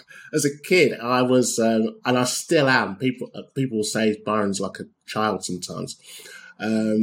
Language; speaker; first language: English; native; English